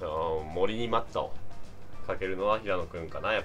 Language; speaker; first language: Japanese; native; Japanese